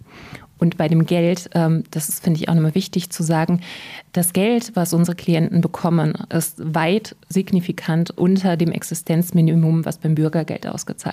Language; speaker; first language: German; native; German